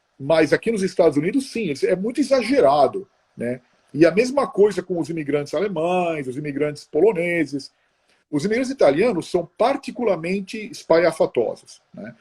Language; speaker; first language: Portuguese; non-native, fluent; Italian